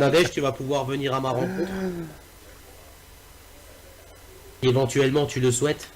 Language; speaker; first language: French; native; French